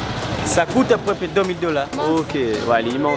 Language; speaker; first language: French; native; French